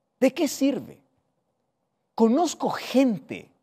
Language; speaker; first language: Spanish; native; Spanish